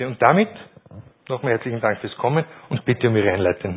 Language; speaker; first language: German; native; German